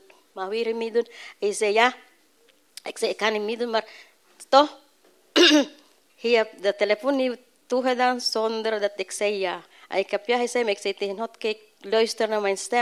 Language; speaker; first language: Dutch; non-native, learner; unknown